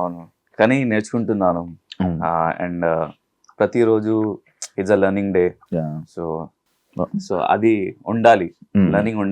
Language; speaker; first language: Telugu; non-native, learner; Hindi